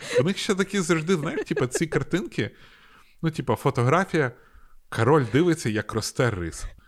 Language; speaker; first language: Ukrainian; non-native, local second language; Russian